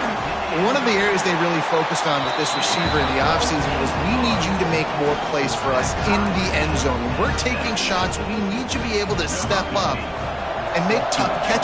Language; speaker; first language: English; native; English